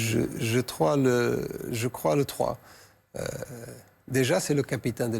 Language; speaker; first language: French; non-native, fluent; Portuguese